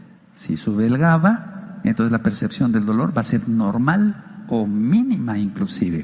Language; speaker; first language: Spanish; native; Spanish